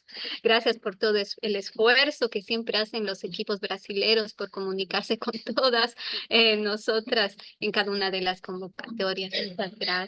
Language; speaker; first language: Spanish; native; Spanish